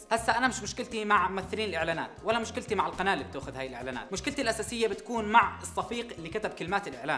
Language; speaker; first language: Arabic; native; Arabic